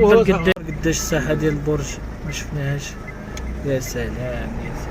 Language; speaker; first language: Arabic; native; Arabic